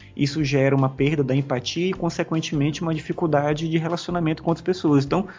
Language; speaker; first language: Portuguese; native; Portuguese